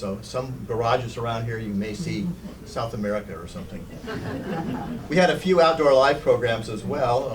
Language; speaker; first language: English; native; English